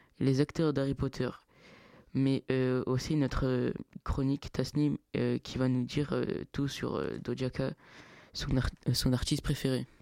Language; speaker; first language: French; native; French